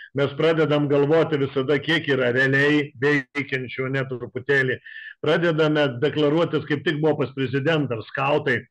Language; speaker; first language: Lithuanian; native; Lithuanian